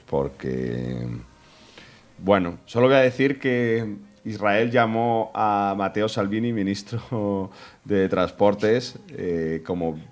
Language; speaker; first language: Spanish; native; Spanish